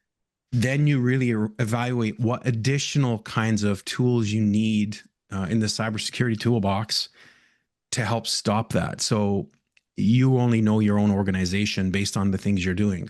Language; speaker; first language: English; native; English